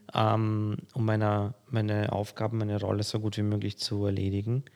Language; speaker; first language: German; early bilingual, other home language; Polish